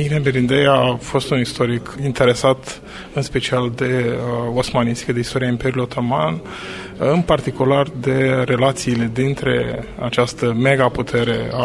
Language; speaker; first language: Romanian; native; Romanian